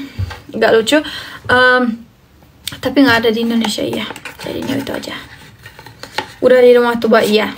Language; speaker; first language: Indonesian; non-native, learner; Turkish